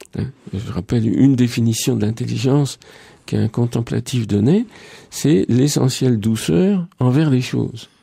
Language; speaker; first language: French; native; French